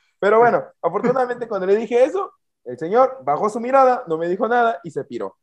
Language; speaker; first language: Spanish; native; Spanish